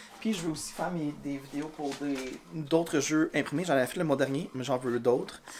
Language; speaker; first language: French; native; French